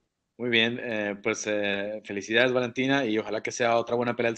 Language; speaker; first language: Spanish; native; Spanish